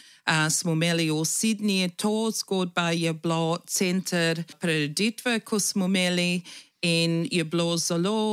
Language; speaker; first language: Slovenian; early bilingual, heritage; English